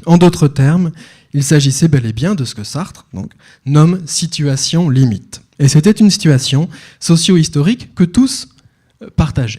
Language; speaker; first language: French; native; French